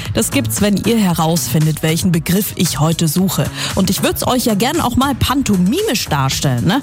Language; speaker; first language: German; native; German